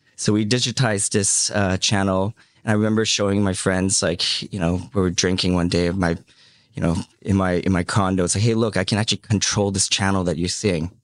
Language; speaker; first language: English; early bilingual, other home language; Cantonese